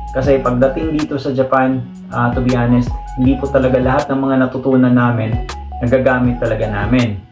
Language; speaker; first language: Filipino; non-native, local second language; Cebuano